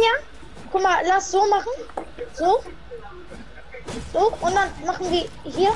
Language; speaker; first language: German; early bilingual, other home language; Macedonian